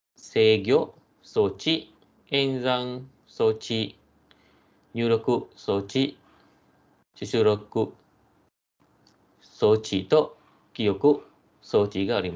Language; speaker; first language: Japanese; non-native, fluent; Malay